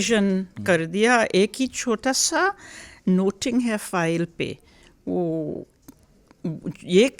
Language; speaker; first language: Hindi; early bilingual, heritage; Hindi